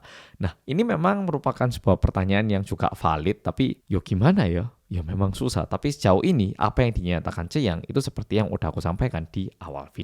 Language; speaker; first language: Indonesian; early bilingual, other home language; Korean